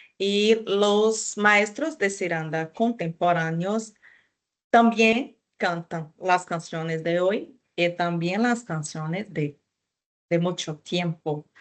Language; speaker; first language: Spanish; non-native, fluent; Portuguese